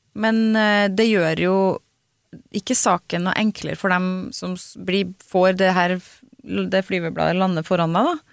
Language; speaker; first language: Norwegian; native; Norwegian